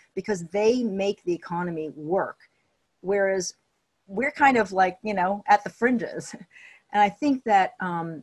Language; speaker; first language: English; native; English